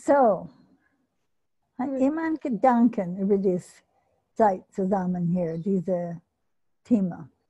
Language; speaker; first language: German; non-native, learner; English